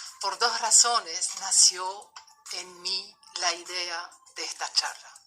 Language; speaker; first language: Spanish; non-native, fluent; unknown